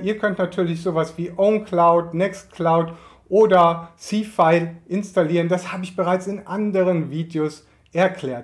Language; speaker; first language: German; native; German